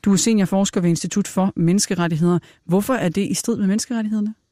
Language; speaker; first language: Danish; native; Danish